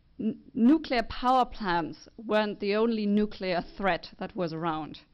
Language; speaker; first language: English; non-native, fluent; German